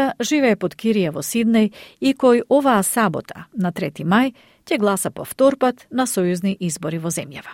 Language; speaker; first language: Macedonian; native; Macedonian